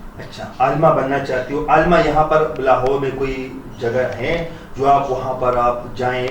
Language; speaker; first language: Urdu; non-native, local second language; Punjabi